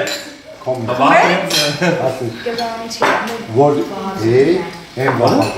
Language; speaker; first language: Dutch; non-native, learner; Armenian